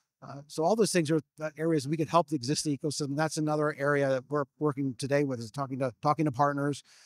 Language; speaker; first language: English; native; English